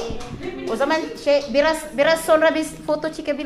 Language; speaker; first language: Turkish; non-native, learner; Filipino